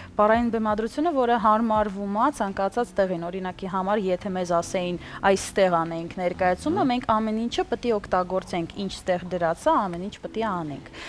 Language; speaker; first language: Armenian; early bilingual, heritage; Armenian